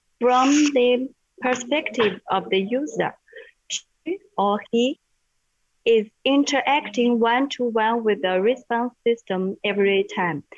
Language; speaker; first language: English; non-native, fluent; Chinese